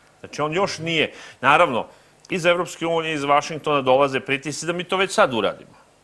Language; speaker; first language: Serbian; native; Serbian